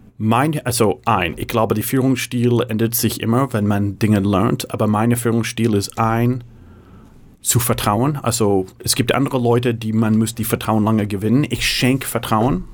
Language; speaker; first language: German; non-native, fluent; English